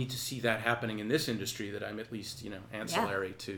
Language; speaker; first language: English; native; English